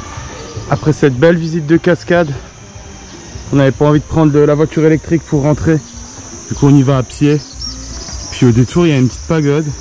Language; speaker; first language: French; native; French